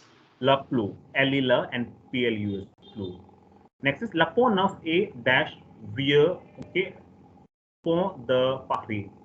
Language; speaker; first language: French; non-native, fluent; Hindi